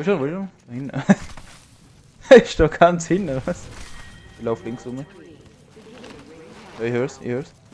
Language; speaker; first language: German; native; German